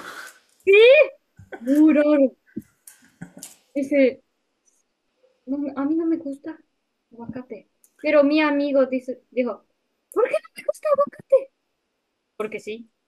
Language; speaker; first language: Spanish; non-native, learner; Japanese